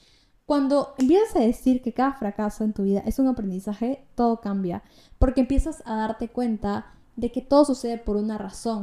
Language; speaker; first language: Spanish; native; Spanish